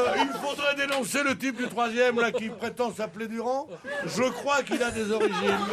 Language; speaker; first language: French; native; French